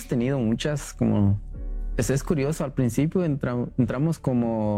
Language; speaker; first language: Spanish; native; Spanish